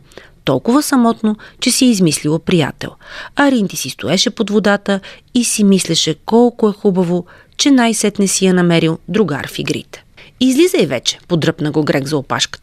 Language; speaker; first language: Bulgarian; native; Bulgarian